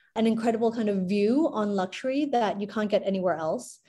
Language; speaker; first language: English; non-native, local second language; Cantonese